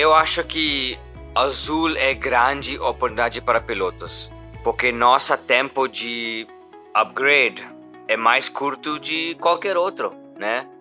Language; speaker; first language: Portuguese; non-native, learner; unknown